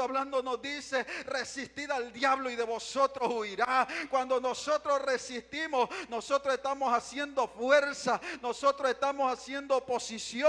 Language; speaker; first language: Spanish; native; Spanish